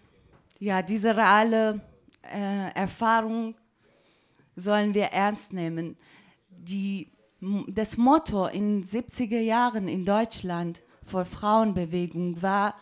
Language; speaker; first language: German; non-native, fluent; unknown